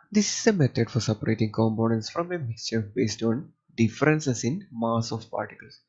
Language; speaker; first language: English; non-native, local second language; Malayalam